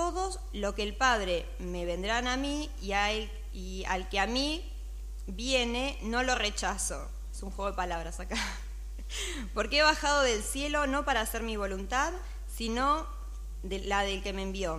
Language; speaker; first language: Spanish; native; Spanish